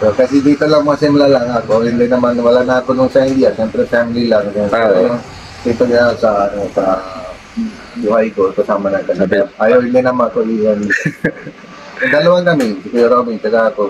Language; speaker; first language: Filipino; non-native, learner; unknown